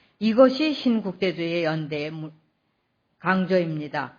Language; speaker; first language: Korean; native; Korean